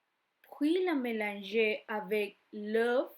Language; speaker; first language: French; non-native, learner; Spanish